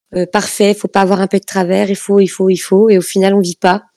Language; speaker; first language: French; native; French